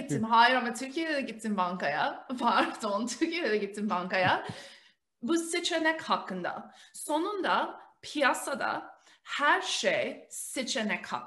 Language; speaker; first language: Turkish; early bilingual, heritage; Turkish